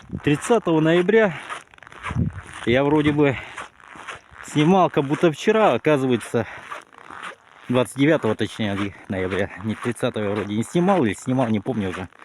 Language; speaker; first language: Russian; native; Russian